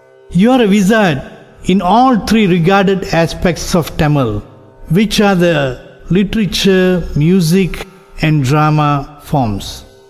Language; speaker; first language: English; non-native, local second language; Tamil